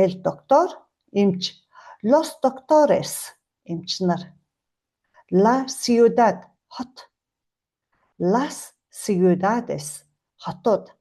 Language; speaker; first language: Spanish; non-native, fluent; Mongolian